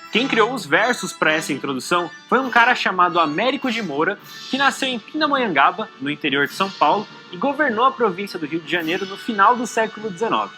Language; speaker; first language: Portuguese; native; Portuguese